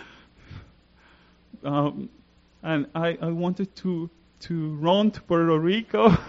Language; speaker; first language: English; non-native, fluent; Spanish